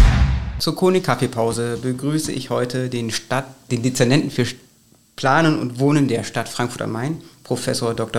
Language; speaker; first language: German; native; German